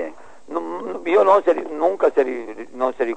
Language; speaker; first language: Spanish; non-native, learner; Serbian